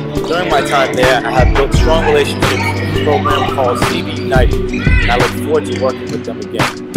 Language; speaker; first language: English; native; English